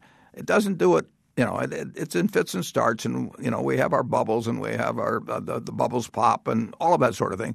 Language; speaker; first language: English; native; English